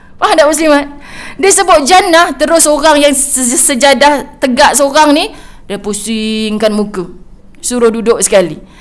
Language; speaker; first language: Malay; native; Malay